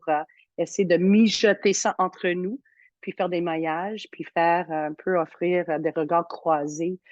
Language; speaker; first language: French; native; French